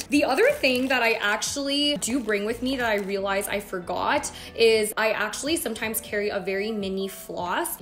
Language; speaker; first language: English; native; English